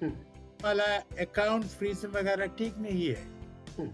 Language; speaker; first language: Hindi; non-native, local second language; Malayalam